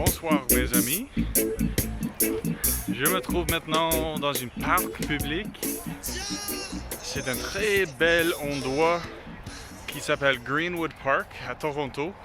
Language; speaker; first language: French; non-native, learner; English